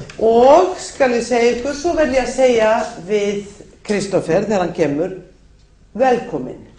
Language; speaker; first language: Icelandic; native; Icelandic